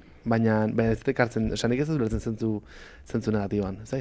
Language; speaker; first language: Basque; native; Basque